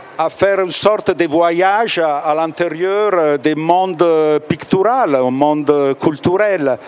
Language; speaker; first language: French; non-native, fluent; Italian